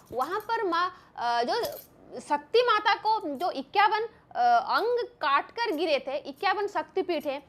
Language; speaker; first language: Hindi; non-native, local second language; Bangla